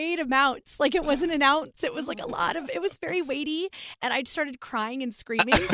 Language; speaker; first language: English; native; English